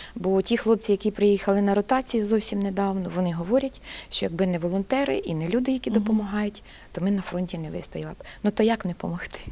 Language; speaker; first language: Ukrainian; native; Ukrainian